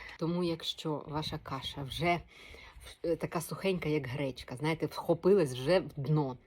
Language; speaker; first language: Ukrainian; native; Ukrainian